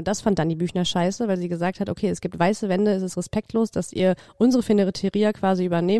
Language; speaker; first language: German; native; German